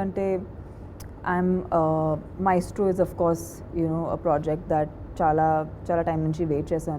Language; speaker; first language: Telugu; non-native, fluent; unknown